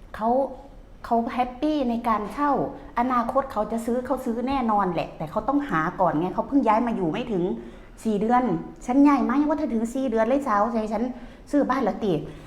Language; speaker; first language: Thai; native; Thai